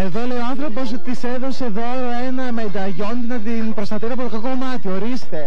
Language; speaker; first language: Greek; native; Greek